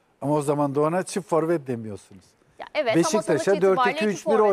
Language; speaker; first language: Turkish; non-native, learner; Portuguese